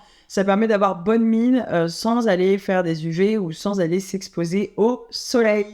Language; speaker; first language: French; native; French